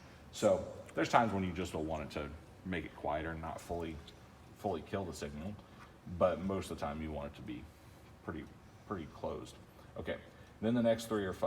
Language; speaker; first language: English; native; English